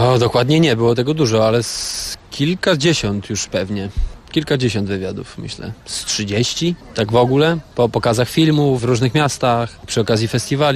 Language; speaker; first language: Polish; native; Polish